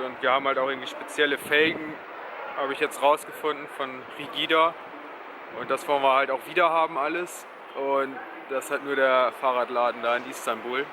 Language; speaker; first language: German; native; German